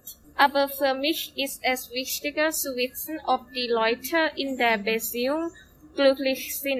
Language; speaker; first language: German; non-native, learner; Thai